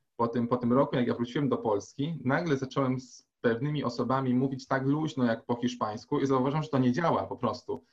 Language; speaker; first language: Polish; native; Polish